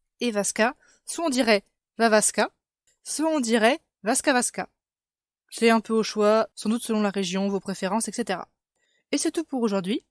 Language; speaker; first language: French; native; French